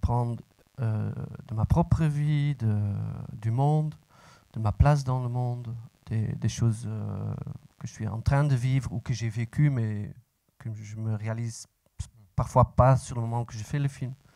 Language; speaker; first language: French; non-native, local second language; Dutch